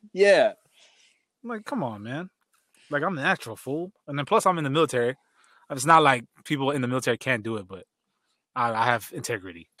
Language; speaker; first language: English; early bilingual, other home language; Filipino